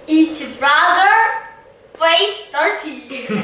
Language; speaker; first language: English; non-native, learner; Korean